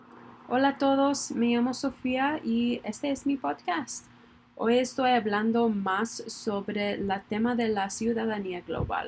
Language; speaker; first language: Spanish; non-native, learner; English